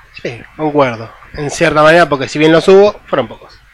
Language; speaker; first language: Spanish; native; Spanish